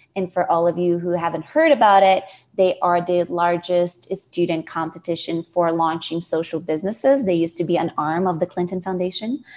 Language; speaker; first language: English; non-native, fluent; Portuguese